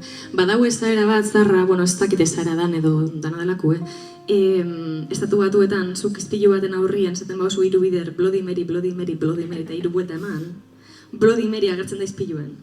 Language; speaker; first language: Basque; native; Basque